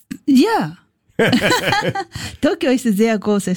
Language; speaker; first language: German; non-native, learner; Japanese